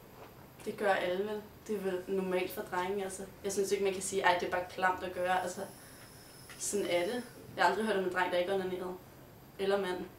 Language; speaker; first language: Danish; native; Danish